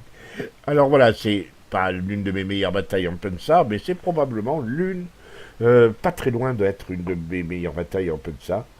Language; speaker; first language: French; native; French